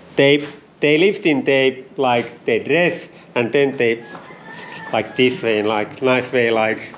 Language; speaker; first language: English; non-native, learner; Finnish